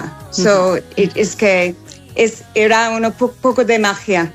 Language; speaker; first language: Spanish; non-native, fluent; English